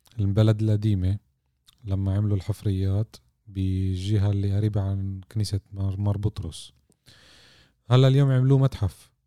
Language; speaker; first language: Arabic; native; Arabic